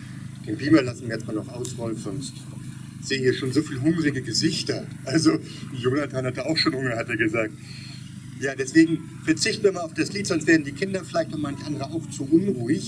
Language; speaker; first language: German; native; German